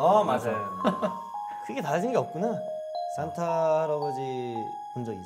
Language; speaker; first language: Korean; early bilingual, heritage; Korean